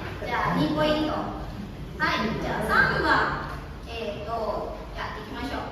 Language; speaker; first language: Japanese; non-native, fluent; Indonesian